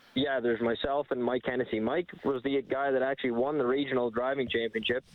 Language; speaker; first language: English; native; English